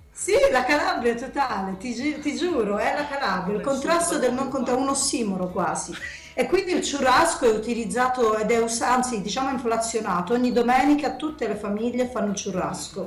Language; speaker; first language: Italian; native; Italian